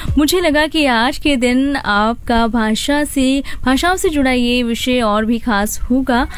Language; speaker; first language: Hindi; native; Hindi